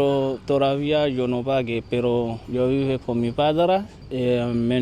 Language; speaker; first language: Spanish; non-native, learner; Haitian Creole